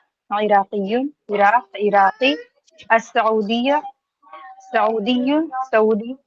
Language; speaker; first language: Arabic; non-native, learner; Urdu